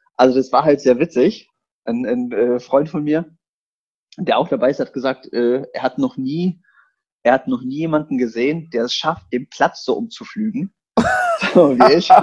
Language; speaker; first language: German; early bilingual, other home language; Polish